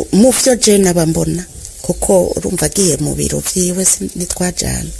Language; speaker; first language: Rundi; early bilingual, other home language; Kinyarwanda